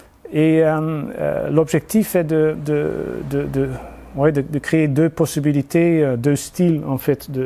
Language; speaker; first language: French; non-native, fluent; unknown